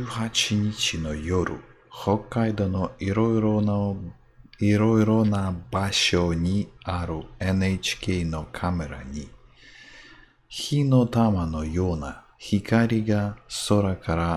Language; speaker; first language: Japanese; non-native, learner; English